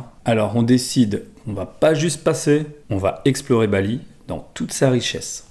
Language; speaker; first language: French; native; French